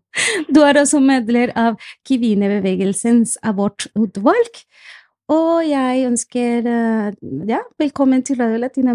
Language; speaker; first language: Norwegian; non-native, fluent; Spanish